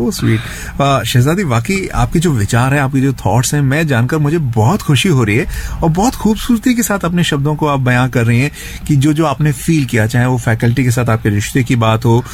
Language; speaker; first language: Hindi; native; Hindi